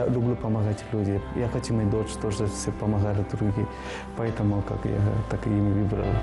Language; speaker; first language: Russian; non-native, learner; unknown